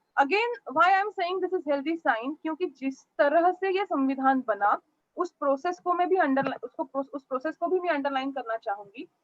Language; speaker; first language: Hindi; non-native, local second language; Marathi